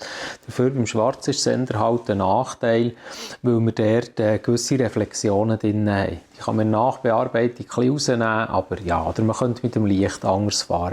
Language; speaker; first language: German; native; German